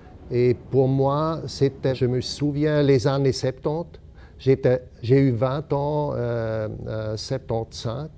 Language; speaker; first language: French; non-native, local second language; German